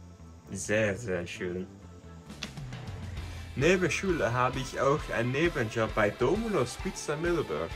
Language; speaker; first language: German; non-native, learner; Dutch